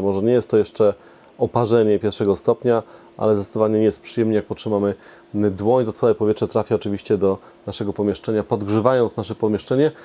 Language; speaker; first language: Polish; native; Polish